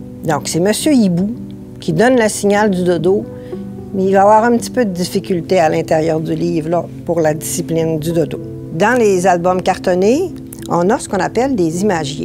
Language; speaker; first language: French; native; French